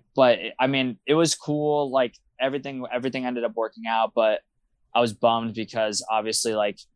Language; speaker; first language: English; native; English